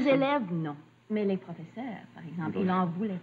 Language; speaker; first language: French; early bilingual, other home language; Russian